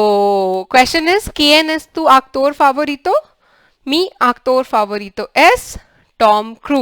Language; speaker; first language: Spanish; non-native, learner; English